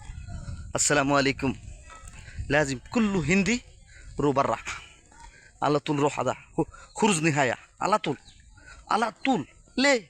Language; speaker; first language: Arabic; non-native, learner; Bangla